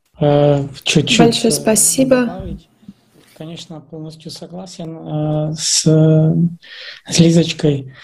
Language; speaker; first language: Russian; non-native, fluent; Czech